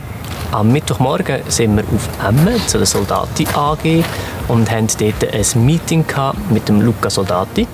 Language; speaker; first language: German; native; German